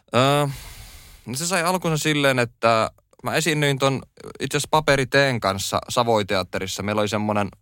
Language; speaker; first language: Finnish; native; Finnish